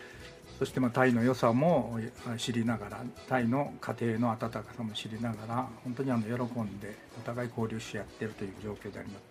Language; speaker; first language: Japanese; native; Japanese